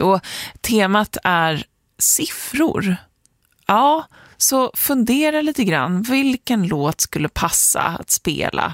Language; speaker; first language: Swedish; native; Swedish